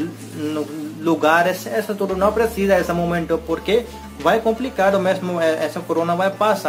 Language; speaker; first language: Portuguese; non-native, learner; Hindi